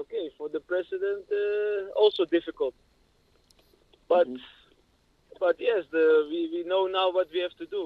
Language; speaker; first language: English; non-native, learner; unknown